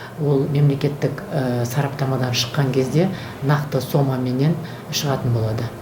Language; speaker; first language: Kazakh; native; Kazakh